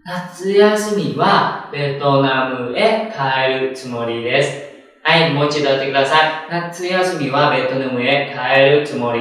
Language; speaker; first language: Japanese; non-native, fluent; Vietnamese